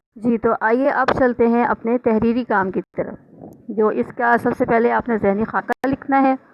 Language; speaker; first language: Urdu; native; Urdu